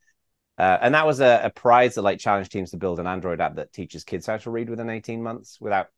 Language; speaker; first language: English; native; English